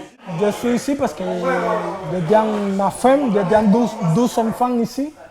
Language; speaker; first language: French; non-native, learner; Spanish